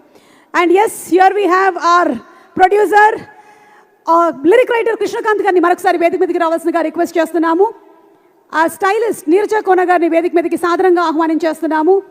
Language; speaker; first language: Telugu; native; Telugu